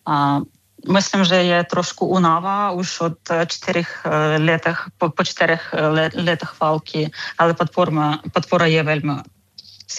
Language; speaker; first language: Czech; non-native, learner; Ukrainian